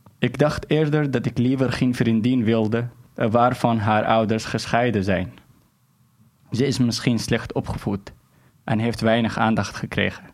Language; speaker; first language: Dutch; non-native, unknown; Arabic